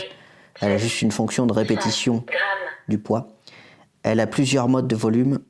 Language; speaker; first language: French; native; French